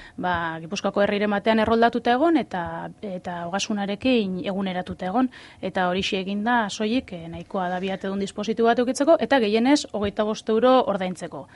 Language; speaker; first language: Basque; native; Basque